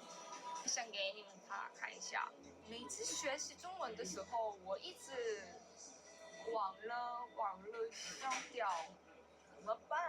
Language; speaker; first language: Chinese; non-native, learner; Korean